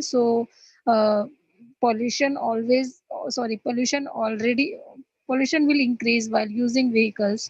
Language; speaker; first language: English; non-native, learner; Hindi